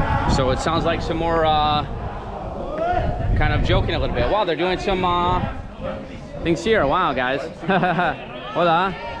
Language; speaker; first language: English; native; English